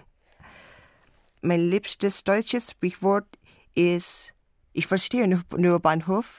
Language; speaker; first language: German; non-native, learner; Indonesian